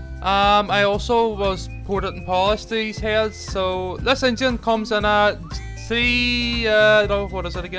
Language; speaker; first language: English; native; English